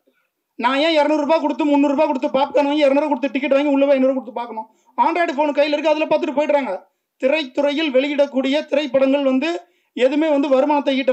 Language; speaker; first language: Tamil; native; Tamil